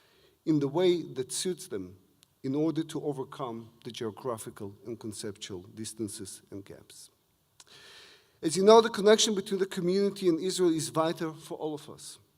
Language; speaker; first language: English; non-native, fluent; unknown